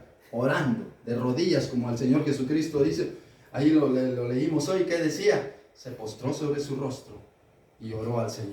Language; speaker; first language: Spanish; native; Spanish